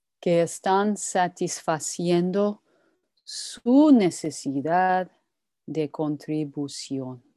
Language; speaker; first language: Spanish; non-native, fluent; English